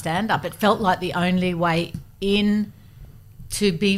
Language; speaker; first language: English; native; English